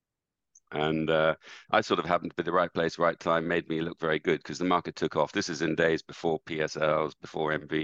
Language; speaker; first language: English; native; English